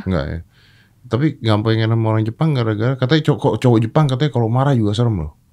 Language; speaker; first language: Indonesian; native; Indonesian